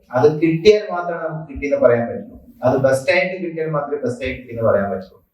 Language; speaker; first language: Malayalam; native; Malayalam